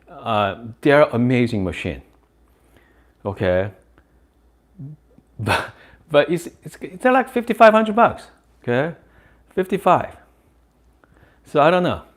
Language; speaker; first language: English; non-native, fluent; Korean